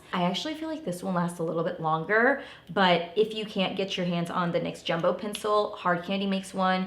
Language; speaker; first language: English; native; English